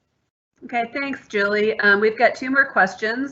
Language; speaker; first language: English; native; English